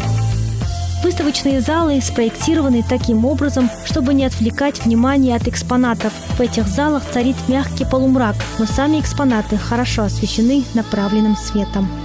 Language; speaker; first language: Russian; native; Russian